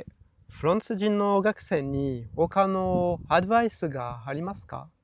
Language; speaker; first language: Japanese; non-native, learner; French